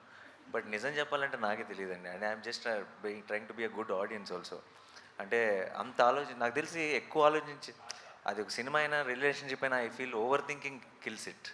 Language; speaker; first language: Telugu; native; Telugu